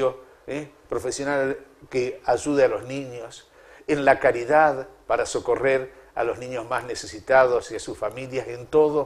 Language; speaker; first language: Spanish; native; Spanish